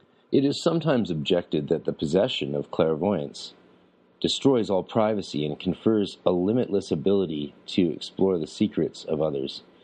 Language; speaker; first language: English; native; English